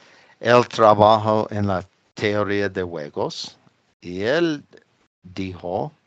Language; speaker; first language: Spanish; non-native, fluent; English